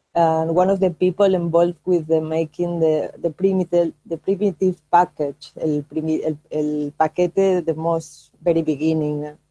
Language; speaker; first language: English; non-native, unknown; Catalan